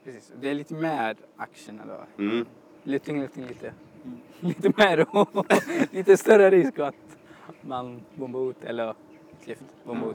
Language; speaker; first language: Swedish; non-native, fluent; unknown